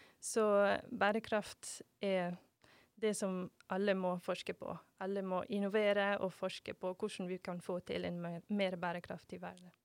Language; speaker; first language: Norwegian; non-native, fluent; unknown